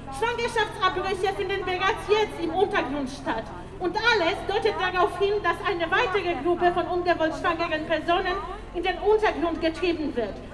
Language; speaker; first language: German; non-native, fluent; Polish